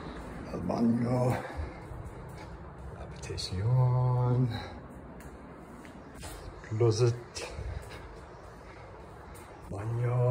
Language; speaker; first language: Spanish; non-native, learner; English